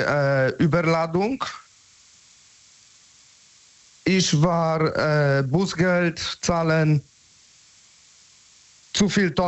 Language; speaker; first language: German; non-native, learner; Polish